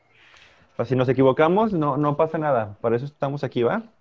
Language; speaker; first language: Spanish; native; Spanish